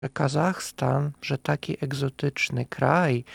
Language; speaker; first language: Polish; non-native, fluent; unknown